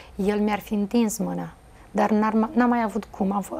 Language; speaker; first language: Romanian; native; Romanian